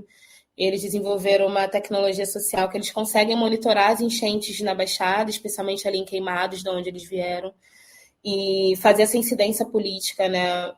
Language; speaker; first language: Portuguese; native; Portuguese